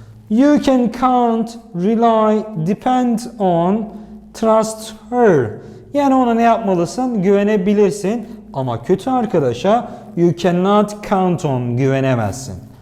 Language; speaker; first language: English; non-native, fluent; Turkish